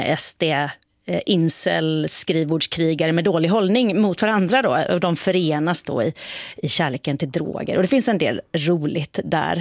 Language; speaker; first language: Swedish; native; Swedish